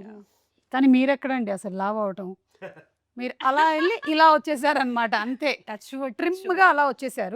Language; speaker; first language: Telugu; native; Telugu